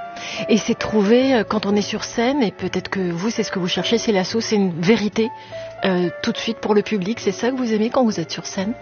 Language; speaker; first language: French; native; French